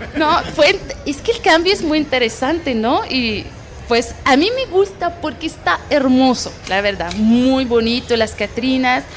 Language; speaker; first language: Spanish; non-native, fluent; Arabic